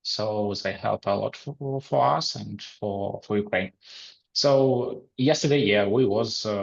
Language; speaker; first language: English; non-native, learner; Ukrainian